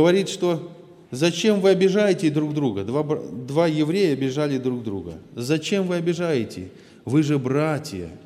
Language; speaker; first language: Russian; native; Russian